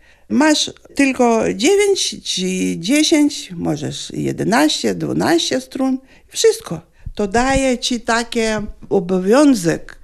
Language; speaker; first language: Polish; non-native, learner; Lithuanian